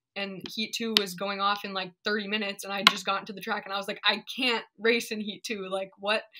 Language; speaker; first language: English; native; English